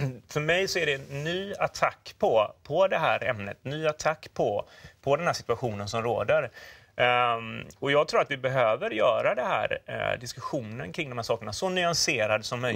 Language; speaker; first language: Swedish; native; Swedish